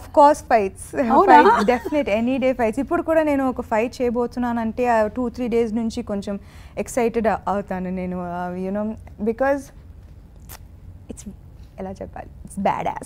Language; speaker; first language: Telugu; non-native, fluent; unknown